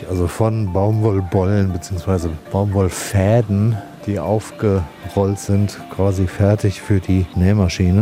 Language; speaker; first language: German; native; German